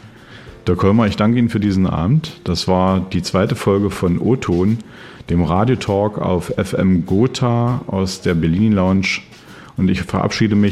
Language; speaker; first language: German; native; German